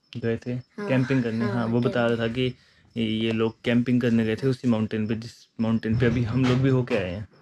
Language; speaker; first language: Hindi; native; Hindi